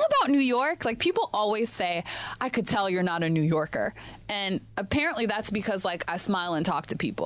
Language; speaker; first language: English; native; English